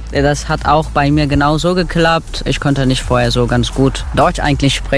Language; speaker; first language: German; non-native, learner; Turkish